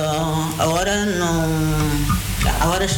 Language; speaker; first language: Spanish; non-native, learner; Portuguese